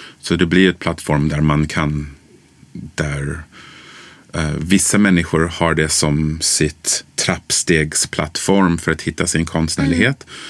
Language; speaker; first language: Swedish; early bilingual, other home language; English